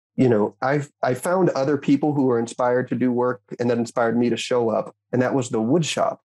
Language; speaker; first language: English; native; English